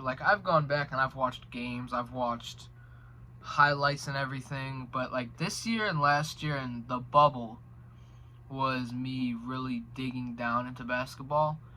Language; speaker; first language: English; native; English